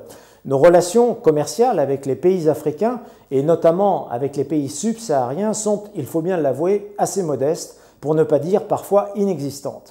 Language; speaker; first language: French; non-native, local second language; Arabic